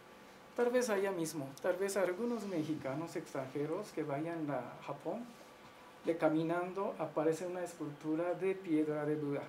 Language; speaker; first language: Spanish; non-native, learner; Japanese